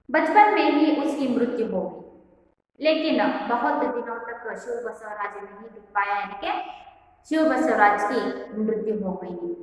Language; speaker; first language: Hindi; non-native, local second language; Kannada